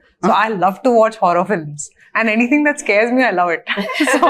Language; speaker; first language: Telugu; non-native, fluent; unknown